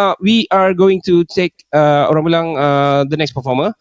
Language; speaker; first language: English; non-native, local second language; Malay